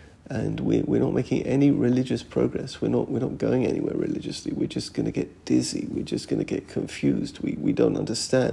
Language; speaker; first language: English; native; English